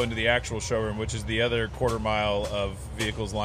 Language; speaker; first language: English; native; English